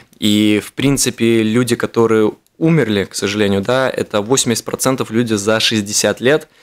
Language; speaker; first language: Russian; native; Russian